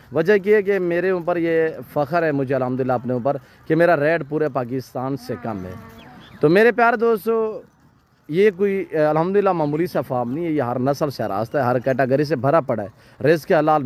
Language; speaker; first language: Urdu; non-native, local second language; Saraiki